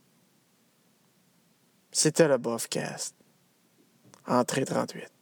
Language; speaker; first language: French; native; French